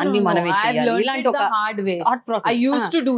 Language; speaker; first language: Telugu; non-native, learner; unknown